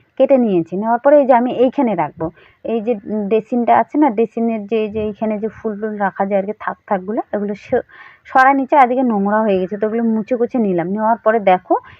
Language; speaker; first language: Bangla; non-native, local second language; Rangpuri